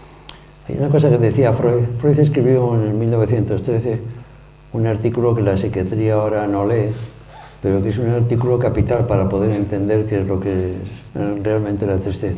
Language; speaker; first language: Spanish; native; Spanish